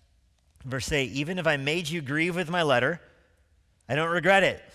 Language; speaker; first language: English; native; English